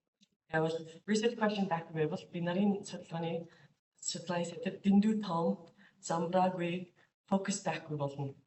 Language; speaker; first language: Mongolian; non-native, fluent; English